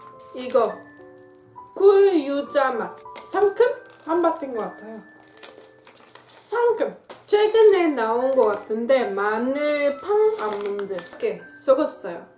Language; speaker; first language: Korean; non-native, fluent; Dutch